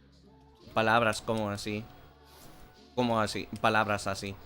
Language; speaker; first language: Spanish; non-native, learner; English